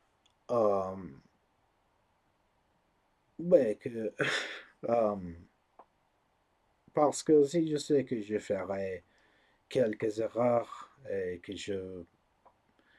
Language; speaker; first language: French; non-native, learner; English